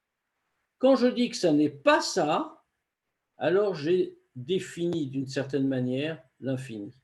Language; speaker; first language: French; native; French